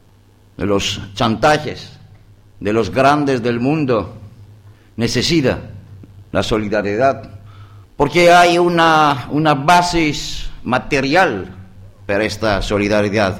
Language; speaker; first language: Spanish; non-native, learner; Greek